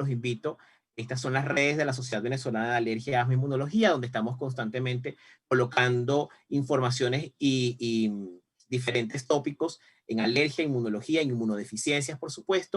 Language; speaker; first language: Spanish; native; Spanish